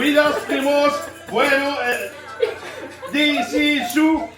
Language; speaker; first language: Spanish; non-native, learner; French